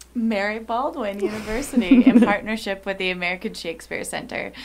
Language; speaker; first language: English; native; English